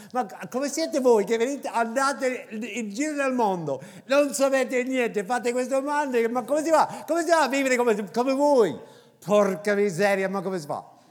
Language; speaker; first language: Italian; non-native, fluent; English